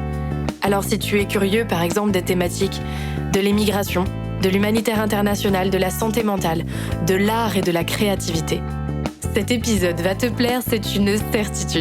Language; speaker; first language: French; native; French